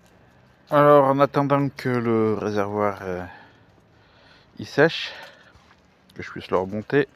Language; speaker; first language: French; native; French